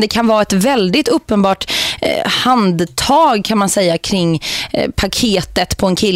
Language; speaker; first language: Swedish; native; Swedish